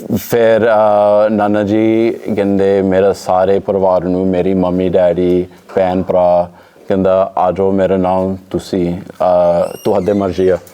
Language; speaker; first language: Punjabi; early bilingual, heritage; English